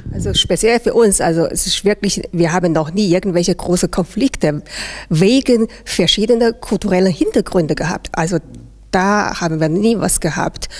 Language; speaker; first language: German; non-native, fluent; Chinese